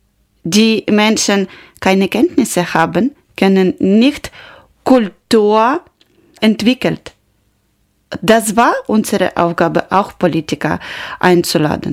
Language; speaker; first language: German; non-native, learner; Ukrainian